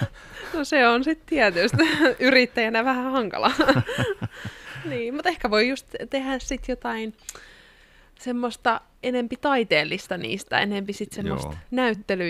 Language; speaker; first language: Finnish; native; Finnish